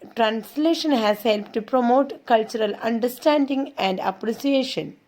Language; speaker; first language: English; non-native, local second language; Malayalam